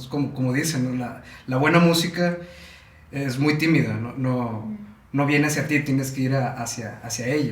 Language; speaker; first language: Spanish; native; Spanish